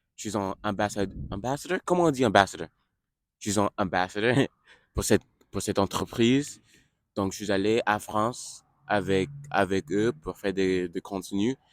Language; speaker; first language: French; non-native, learner; English